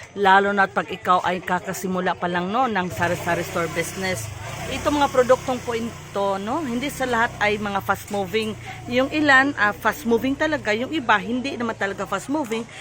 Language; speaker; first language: Filipino; non-native, local second language; Cebuano